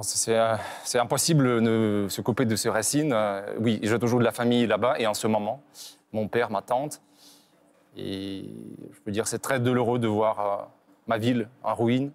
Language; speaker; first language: French; non-native, fluent; Ukrainian